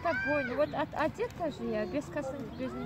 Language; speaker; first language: Russian; early bilingual, other home language; Tajik